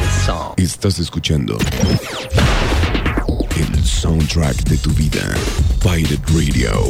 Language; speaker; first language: Spanish; native; Spanish